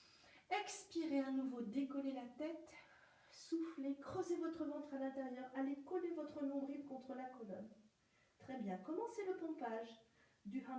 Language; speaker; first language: French; native; French